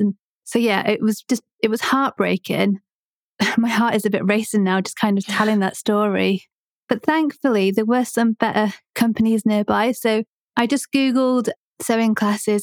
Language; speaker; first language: English; native; English